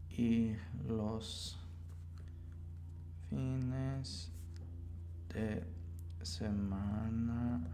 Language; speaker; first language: Spanish; non-native, learner; English